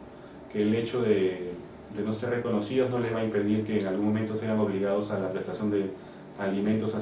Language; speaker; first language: Spanish; native; Spanish